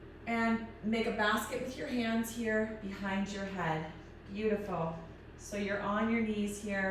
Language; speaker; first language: English; native; English